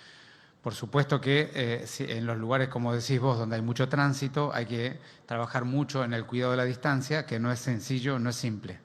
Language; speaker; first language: Spanish; native; Spanish